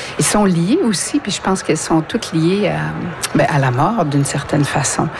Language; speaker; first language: French; native; French